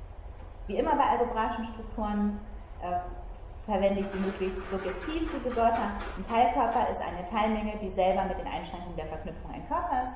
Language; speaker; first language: German; native; German